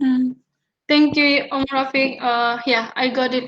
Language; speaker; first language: English; non-native, learner; Indonesian